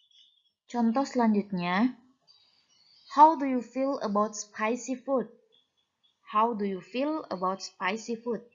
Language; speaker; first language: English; non-native, fluent; Indonesian